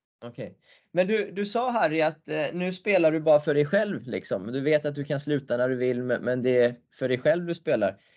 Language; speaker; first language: Swedish; native; Swedish